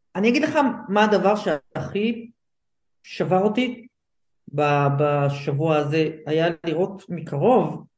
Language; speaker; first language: Hebrew; native; Hebrew